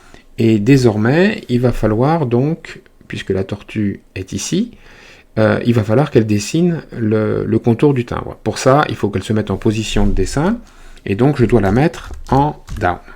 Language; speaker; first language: French; native; French